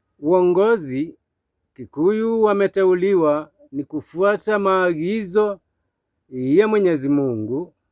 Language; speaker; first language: Swahili; non-native, local second language; Kikuyu